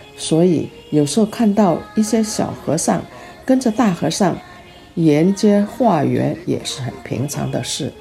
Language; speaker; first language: Chinese; early bilingual, heritage; Chinese